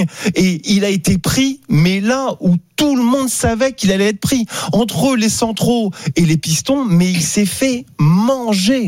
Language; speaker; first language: French; native; French